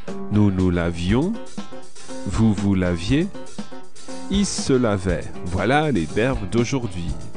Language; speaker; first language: French; non-native, fluent; English